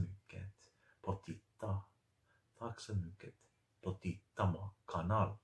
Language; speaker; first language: Swedish; non-native, learner; Finnish